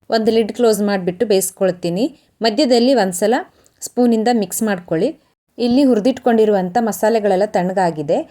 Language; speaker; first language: Kannada; native; Kannada